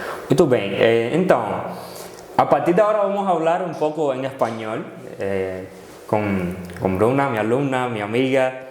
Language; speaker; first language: Portuguese; non-native, fluent; Spanish